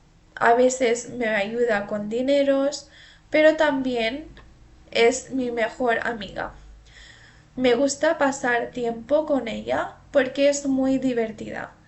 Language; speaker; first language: Spanish; non-native, fluent; Urdu